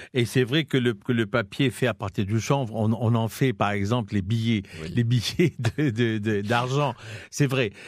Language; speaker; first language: French; non-native, local second language; Morisyen